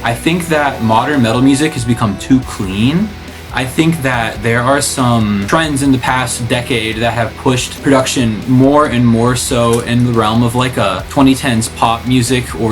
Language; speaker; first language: English; native; English